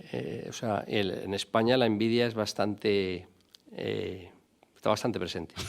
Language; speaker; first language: Spanish; native; Spanish